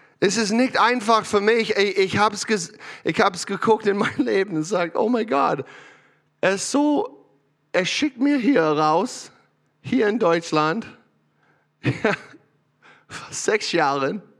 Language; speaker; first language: German; non-native, learner; English